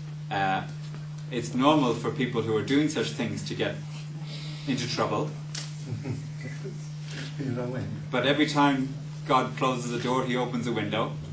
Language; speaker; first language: English; native; English